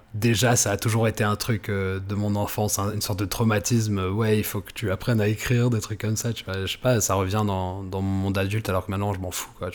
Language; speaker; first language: French; native; French